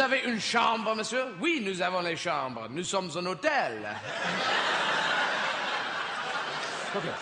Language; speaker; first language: French; non-native, fluent; English